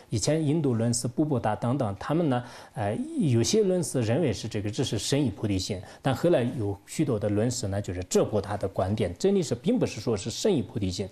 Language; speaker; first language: Chinese; non-native, local second language; Tibetan